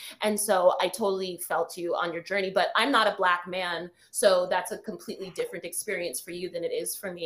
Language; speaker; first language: English; native; English